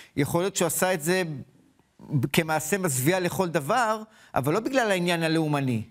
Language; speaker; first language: Hebrew; native; Hebrew